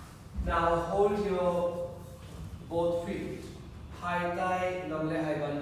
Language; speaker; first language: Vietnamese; non-native, learner; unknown